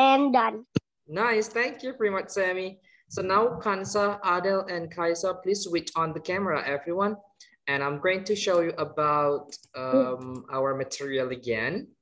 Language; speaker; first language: English; non-native, fluent; Indonesian